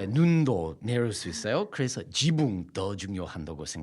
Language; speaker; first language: Korean; non-native, fluent; English